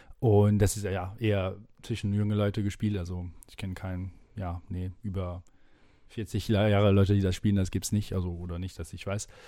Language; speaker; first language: German; non-native, fluent; French